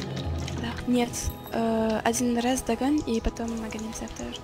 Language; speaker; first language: Russian; non-native, learner; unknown